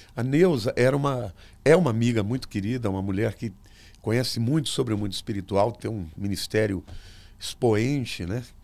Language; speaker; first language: Portuguese; native; Portuguese